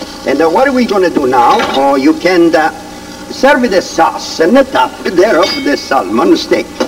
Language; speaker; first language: English; non-native, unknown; Italian